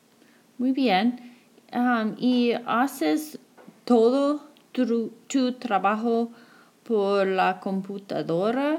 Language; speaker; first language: Spanish; non-native, fluent; English